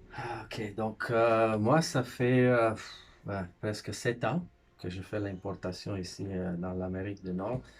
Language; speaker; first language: French; non-native, fluent; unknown